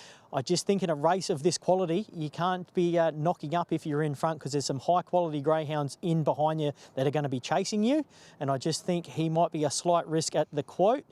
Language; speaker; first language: English; native; English